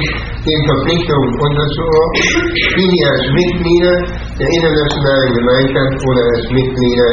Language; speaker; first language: German; native; German